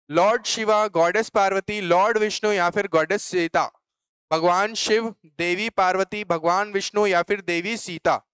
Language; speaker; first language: Hindi; native; Hindi